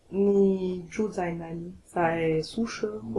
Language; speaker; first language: Chinese; non-native, learner; French